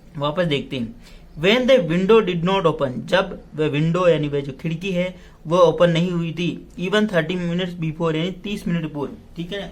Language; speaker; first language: Hindi; native; Hindi